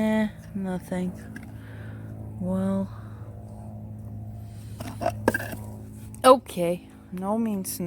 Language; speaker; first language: English; non-native, fluent; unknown